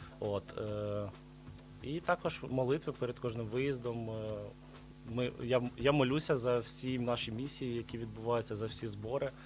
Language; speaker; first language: Ukrainian; native; Ukrainian